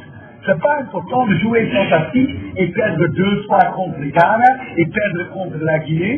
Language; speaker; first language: French; non-native, fluent; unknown